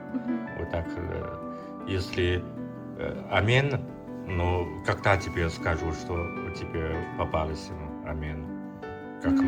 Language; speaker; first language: Russian; non-native, learner; Chinese